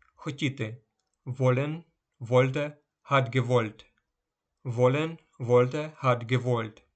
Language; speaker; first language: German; non-native, fluent; Ukrainian